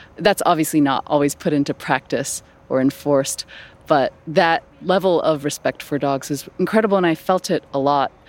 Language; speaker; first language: English; non-native, local second language; Cantonese